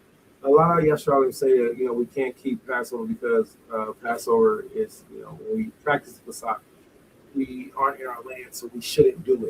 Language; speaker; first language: English; native; English